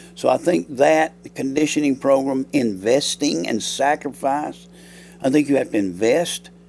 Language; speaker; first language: English; native; English